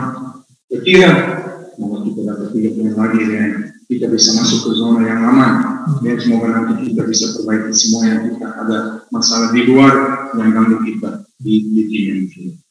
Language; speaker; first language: Indonesian; non-native, fluent; Serbian